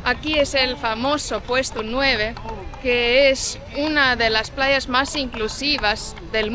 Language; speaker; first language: Spanish; non-native, fluent; Estonian